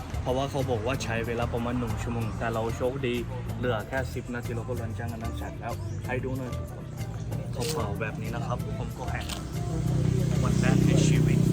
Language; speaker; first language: Thai; non-native, learner; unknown